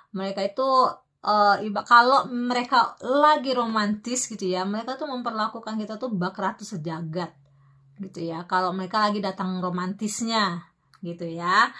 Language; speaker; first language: Indonesian; native; Indonesian